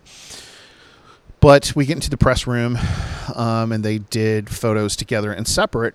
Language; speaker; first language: English; native; English